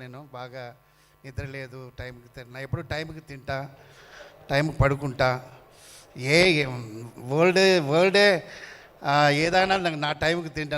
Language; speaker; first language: Telugu; non-native, fluent; Tamil